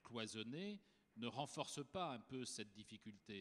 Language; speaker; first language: French; native; French